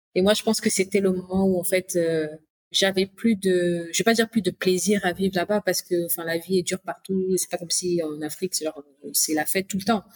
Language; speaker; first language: French; native; French